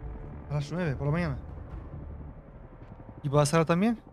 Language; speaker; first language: Spanish; non-native, learner; Turkish